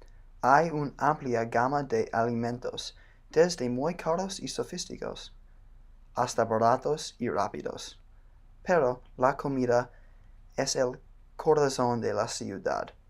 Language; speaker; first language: Spanish; non-native, learner; English